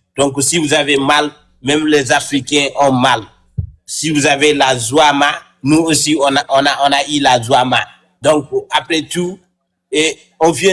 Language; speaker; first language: French; non-native, local second language; Wolof